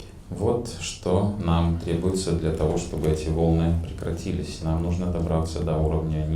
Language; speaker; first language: Russian; native; Russian